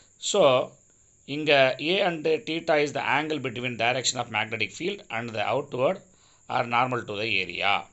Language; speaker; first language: English; non-native, local second language; Tamil